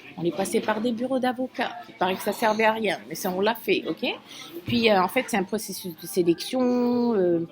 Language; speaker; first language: French; non-native, local second language; Kabyle